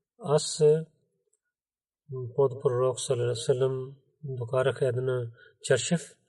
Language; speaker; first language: Bulgarian; non-native, learner; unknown